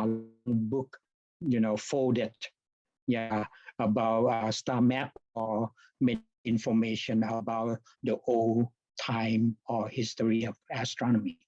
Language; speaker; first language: English; non-native, fluent; Thai